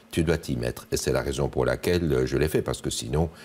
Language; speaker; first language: French; native; French